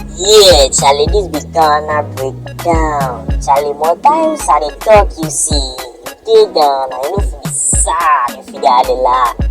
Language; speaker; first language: Nigerian Pidgin; non-native, local second language; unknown